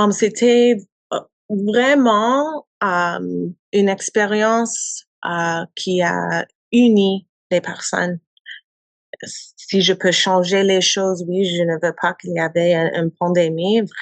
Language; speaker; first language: French; non-native, learner; English